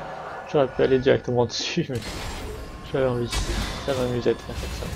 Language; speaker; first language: French; native; French